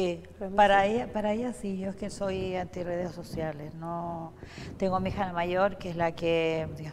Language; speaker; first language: Spanish; native; Spanish